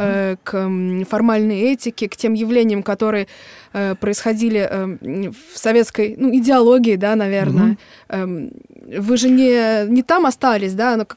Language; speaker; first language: Russian; native; Russian